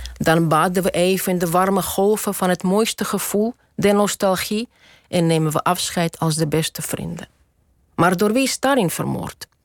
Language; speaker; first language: Dutch; non-native, fluent; Russian